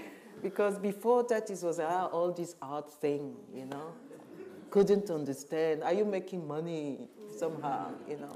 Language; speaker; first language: English; non-native, local second language; French